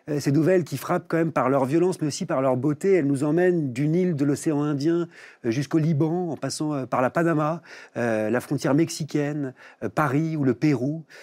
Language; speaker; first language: French; native; French